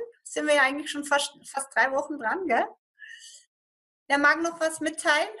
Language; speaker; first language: German; native; German